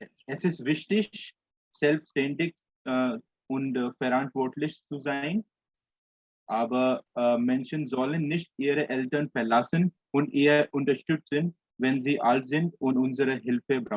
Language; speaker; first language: German; non-native, fluent; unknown